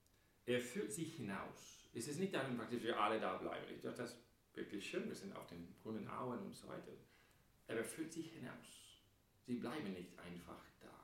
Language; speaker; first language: German; non-native, fluent; English